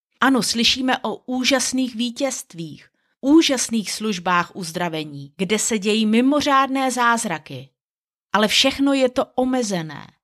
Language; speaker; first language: Czech; native; Czech